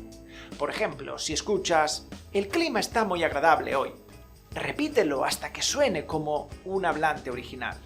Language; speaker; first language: Spanish; native; Spanish